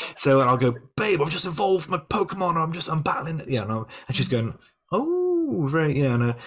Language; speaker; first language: English; native; English